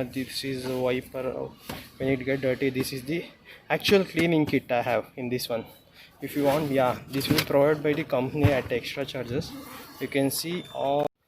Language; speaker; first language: English; non-native, local second language; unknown